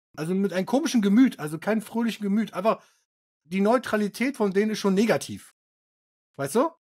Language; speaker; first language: German; early bilingual, other home language; Arabic